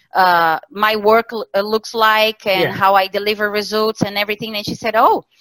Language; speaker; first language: English; non-native, fluent; Portuguese